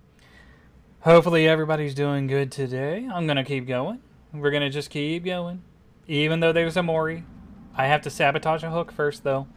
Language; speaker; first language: English; native; English